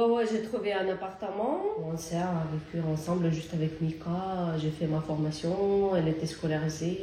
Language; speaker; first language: French; non-native, learner; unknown